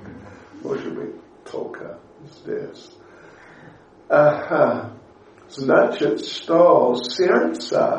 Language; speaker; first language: Russian; non-native, learner; English